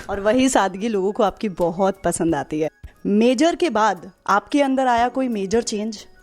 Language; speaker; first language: Hindi; native; Hindi